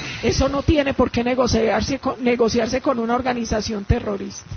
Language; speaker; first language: Spanish; native; Spanish